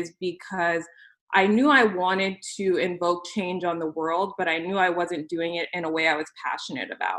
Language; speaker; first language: English; native; English